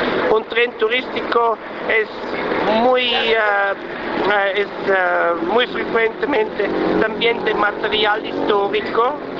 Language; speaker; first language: Spanish; non-native, learner; Swiss German